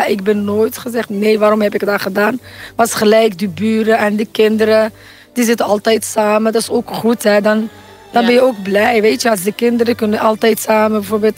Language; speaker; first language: Dutch; non-native, learner; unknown